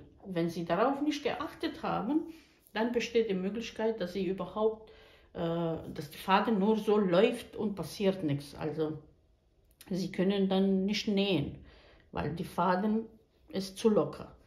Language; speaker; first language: German; non-native, fluent; Bosnian